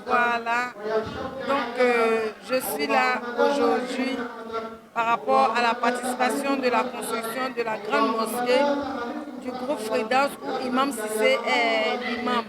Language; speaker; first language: French; non-native, local second language; Dyula